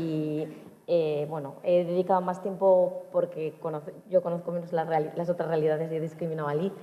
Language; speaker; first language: Spanish; native; Spanish